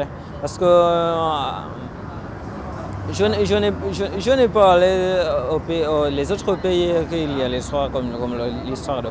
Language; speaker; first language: French; non-native, learner; Swahili